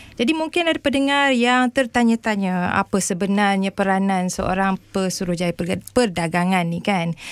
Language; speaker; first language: Malay; native; Malay